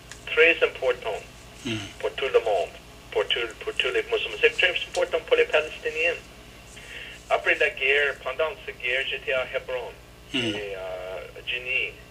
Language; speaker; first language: French; non-native, fluent; English